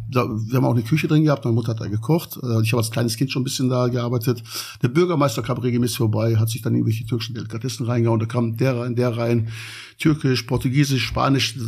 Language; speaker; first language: German; early bilingual, other home language; Turkish